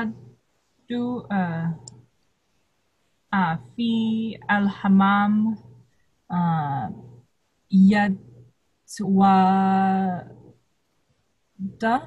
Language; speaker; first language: Arabic; non-native, learner; English